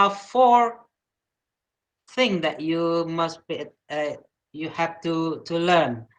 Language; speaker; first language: English; non-native, learner; Indonesian